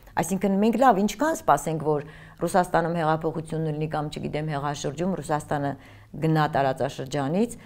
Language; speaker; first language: Armenian; native; Armenian